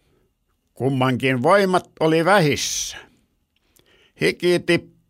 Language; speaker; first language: Finnish; native; Finnish